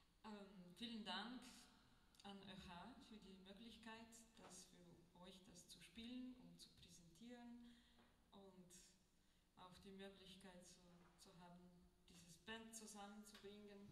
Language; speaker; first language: German; non-native, learner; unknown